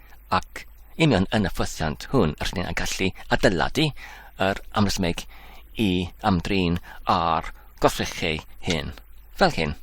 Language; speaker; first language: Welsh; non-native, learner; English